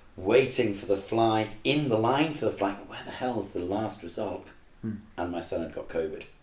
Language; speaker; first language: English; native; English